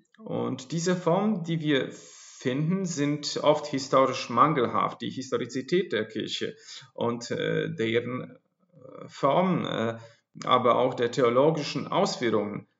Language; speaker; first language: German; non-native, fluent; Polish